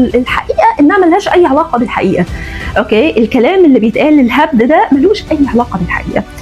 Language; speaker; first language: Egyptian Arabic; early bilingual, heritage; Arabic